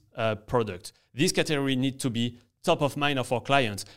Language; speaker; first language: English; non-native, fluent; French